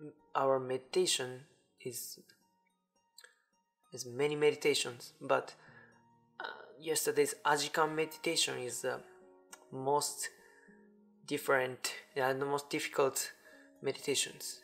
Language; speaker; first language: English; non-native, learner; Japanese